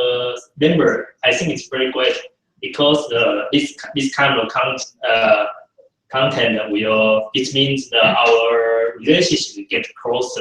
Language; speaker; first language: English; non-native, fluent; Chinese